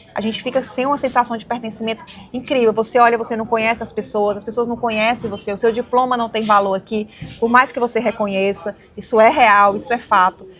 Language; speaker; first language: Portuguese; native; Portuguese